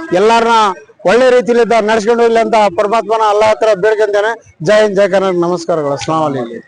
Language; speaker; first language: Kannada; non-native, local second language; Urdu